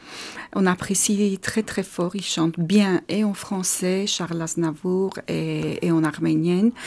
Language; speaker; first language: French; non-native, fluent; Armenian